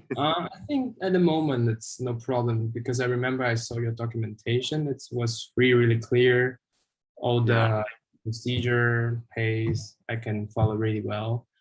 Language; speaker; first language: English; non-native, fluent; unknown